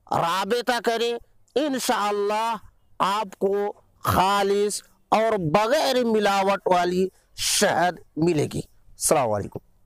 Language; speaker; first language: Urdu; non-native, local second language; Bangla